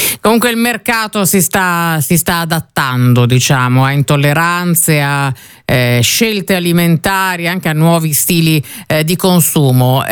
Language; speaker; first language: Italian; native; Italian